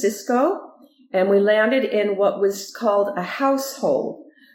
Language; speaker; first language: English; native; English